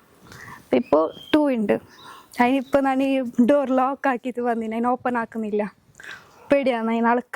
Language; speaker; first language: Malayalam; non-native, local second language; Hindi